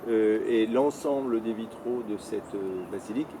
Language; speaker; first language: French; native; French